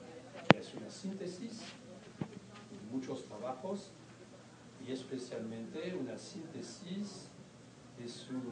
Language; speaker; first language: Spanish; non-native, fluent; French